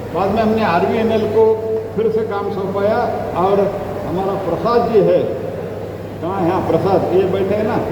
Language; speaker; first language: Hindi; non-native, local second language; Kannada